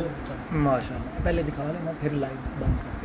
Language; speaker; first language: Arabic; non-native, learner; Urdu